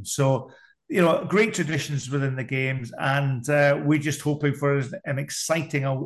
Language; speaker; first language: English; native; English